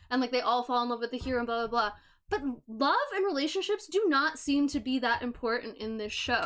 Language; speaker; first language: English; native; English